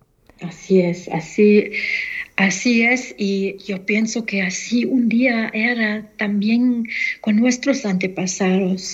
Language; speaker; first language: Spanish; non-native, fluent; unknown